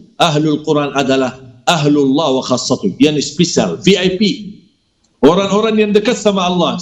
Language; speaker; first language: Malay; non-native, fluent; Arabic